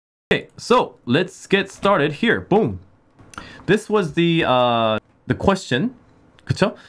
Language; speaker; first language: English; early bilingual, other home language; Korean